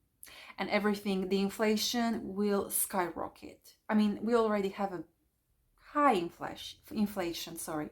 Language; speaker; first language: English; non-native, fluent; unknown